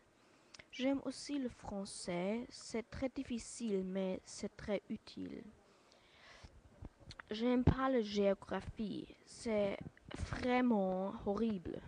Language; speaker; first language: French; non-native, learner; English